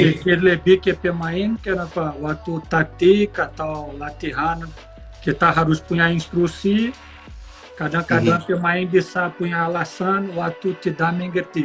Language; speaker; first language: Indonesian; non-native, fluent; Portuguese